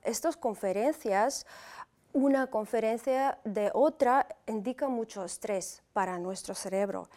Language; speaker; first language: Spanish; non-native, fluent; Uzbek